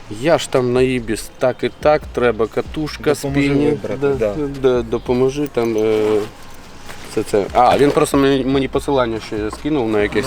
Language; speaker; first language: Ukrainian; native; Ukrainian